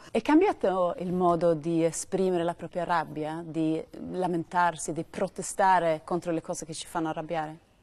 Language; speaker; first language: Italian; non-native, fluent; Swedish